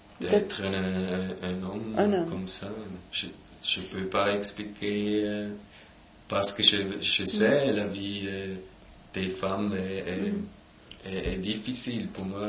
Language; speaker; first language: French; non-native, local second language; German